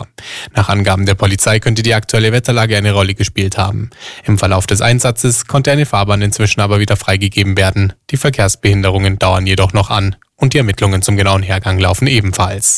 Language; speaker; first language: German; native; German